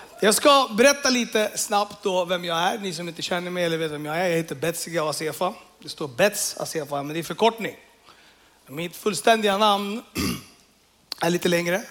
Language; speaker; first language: Swedish; early bilingual, other home language; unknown